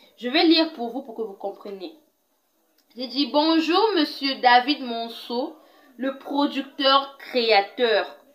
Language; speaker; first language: French; non-native, local second language; Lingala